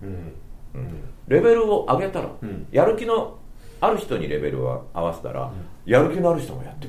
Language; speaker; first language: Japanese; native; Japanese